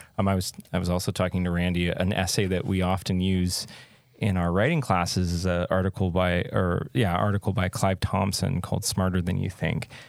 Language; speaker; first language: English; native; English